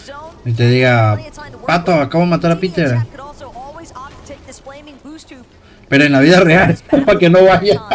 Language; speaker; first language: Spanish; native; Spanish